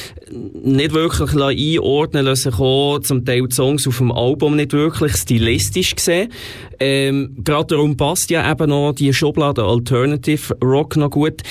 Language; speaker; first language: German; native; German